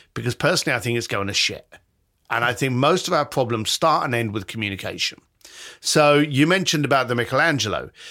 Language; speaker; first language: English; native; English